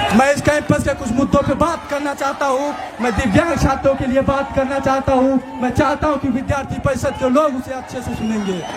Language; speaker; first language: Hindi; native; Hindi